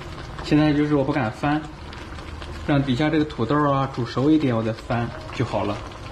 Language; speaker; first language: Chinese; native; Chinese